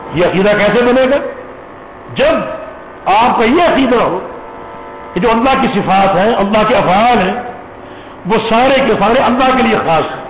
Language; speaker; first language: Urdu; native; Urdu